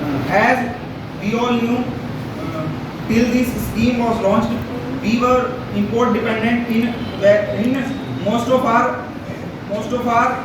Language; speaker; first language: English; non-native, local second language; Hindi